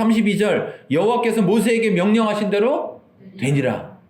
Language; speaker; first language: Korean; native; Korean